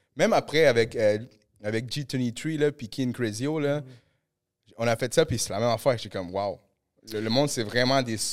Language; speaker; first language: French; native; French